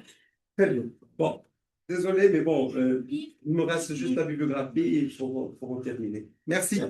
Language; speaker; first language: French; non-native, local second language; Arabic